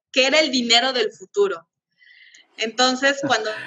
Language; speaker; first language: Spanish; native; Spanish